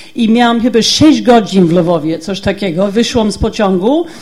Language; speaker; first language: Polish; non-native, learner; English